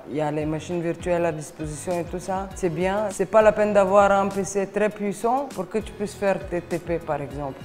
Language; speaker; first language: French; non-native, fluent; Bulgarian